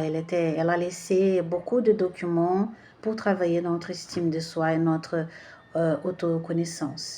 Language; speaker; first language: French; non-native, fluent; Portuguese